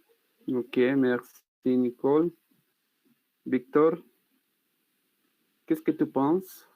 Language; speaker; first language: French; non-native, learner; Spanish